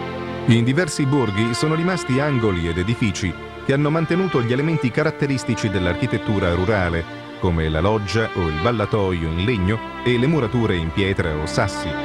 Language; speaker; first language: Italian; native; Italian